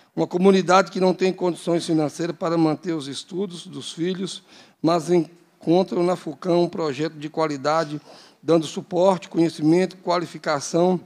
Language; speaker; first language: Portuguese; native; Portuguese